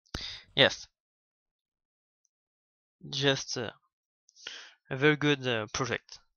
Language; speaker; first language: English; non-native, learner; French